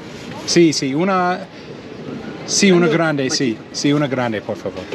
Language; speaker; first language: Spanish; non-native, learner; English